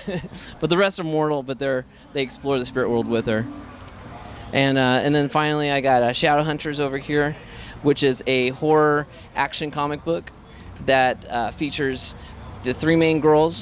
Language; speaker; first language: English; native; English